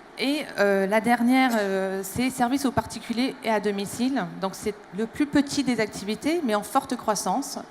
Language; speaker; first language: French; non-native, fluent; English